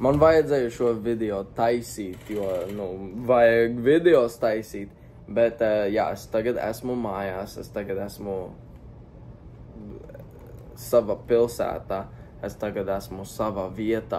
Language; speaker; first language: Latvian; early bilingual, heritage; Latvian